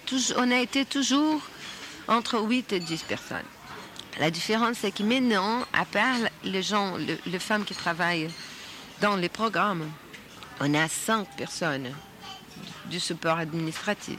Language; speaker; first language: French; non-native, fluent; Portuguese